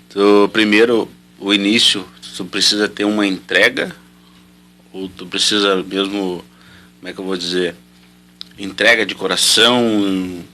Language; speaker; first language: Portuguese; native; Portuguese